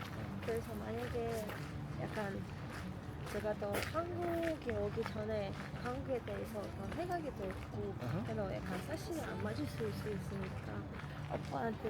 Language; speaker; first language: Korean; non-native, learner; Russian